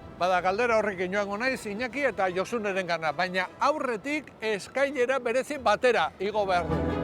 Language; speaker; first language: Basque; native; Basque